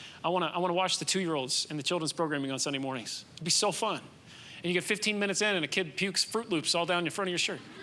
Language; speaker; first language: English; native; English